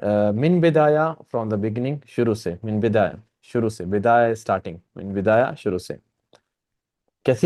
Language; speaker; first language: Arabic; non-native, fluent; Urdu